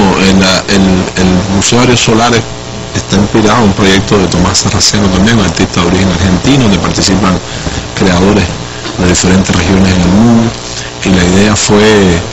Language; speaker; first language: Spanish; native; Spanish